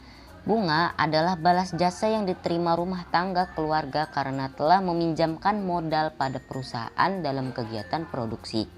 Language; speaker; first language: Indonesian; native; Indonesian